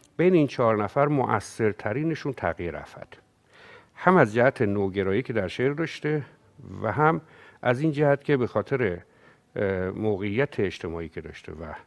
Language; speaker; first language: Persian; native; Persian